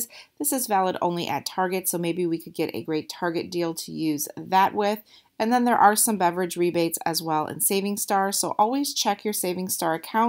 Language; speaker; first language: English; native; English